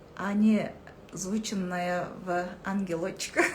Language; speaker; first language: Russian; non-native, local second language; Kazakh